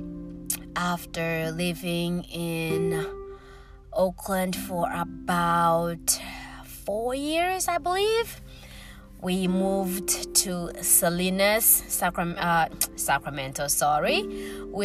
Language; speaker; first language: English; early bilingual, other home language; Swahili